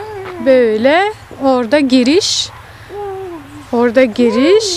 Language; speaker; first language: Turkish; early bilingual, heritage; Russian